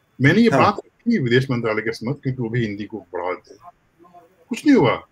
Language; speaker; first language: Hindi; native; Hindi